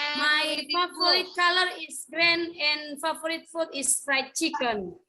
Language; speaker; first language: English; non-native, learner; Indonesian